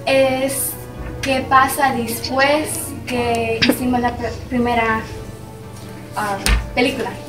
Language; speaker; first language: Spanish; non-native, learner; English